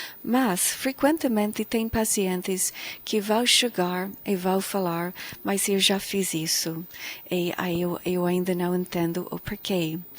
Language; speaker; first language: Portuguese; non-native, fluent; English